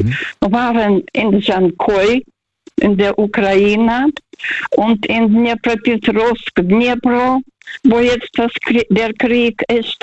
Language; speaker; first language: German; non-native, fluent; Russian